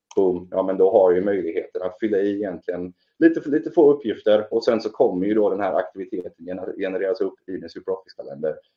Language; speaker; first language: Swedish; native; Swedish